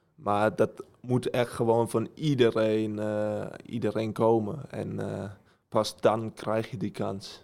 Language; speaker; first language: Dutch; early bilingual, heritage; Dutch